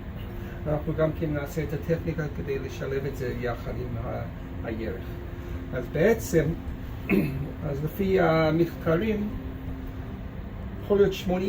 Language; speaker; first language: Hebrew; non-native, fluent; English